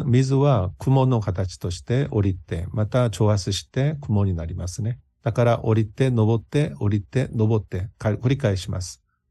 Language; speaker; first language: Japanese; non-native, fluent; Korean